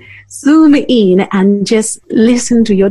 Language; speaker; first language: English; non-native, fluent; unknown